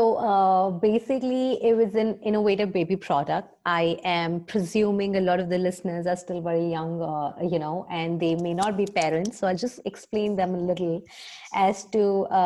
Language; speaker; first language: English; non-native, local second language; Hindi